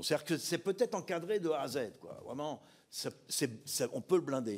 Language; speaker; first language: French; native; French